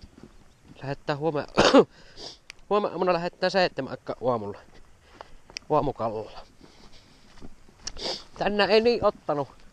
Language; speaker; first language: Finnish; native; Finnish